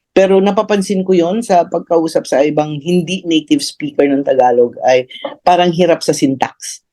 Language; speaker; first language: Filipino; native; Filipino